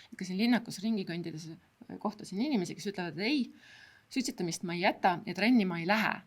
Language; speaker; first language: Estonian; native; Estonian